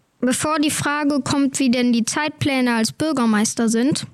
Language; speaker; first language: German; native; German